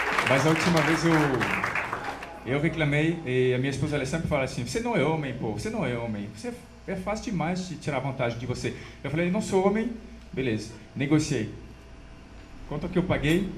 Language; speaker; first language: Portuguese; non-native, fluent; French